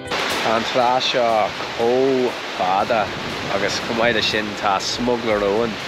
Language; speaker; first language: Irish; non-native, local second language; English